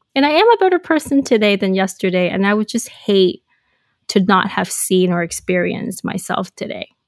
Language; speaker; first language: English; non-native, local second language; Cantonese